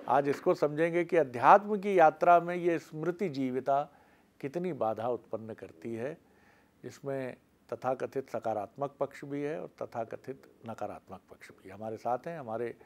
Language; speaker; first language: Hindi; native; Hindi